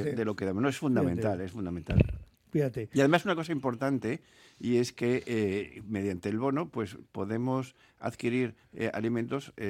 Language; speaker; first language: Spanish; native; Spanish